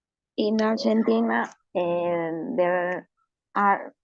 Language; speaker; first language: English; non-native, learner; Spanish